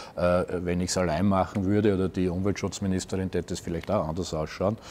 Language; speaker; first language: German; native; German